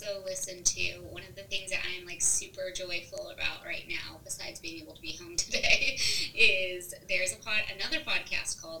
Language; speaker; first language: English; native; English